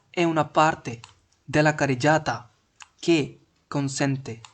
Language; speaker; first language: Italian; non-native, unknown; Hindi